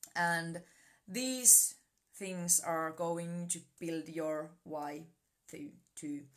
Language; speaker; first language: English; non-native, fluent; Finnish